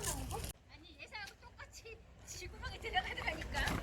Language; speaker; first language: Korean; native; Korean